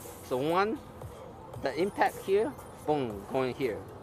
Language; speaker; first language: English; non-native, learner; Japanese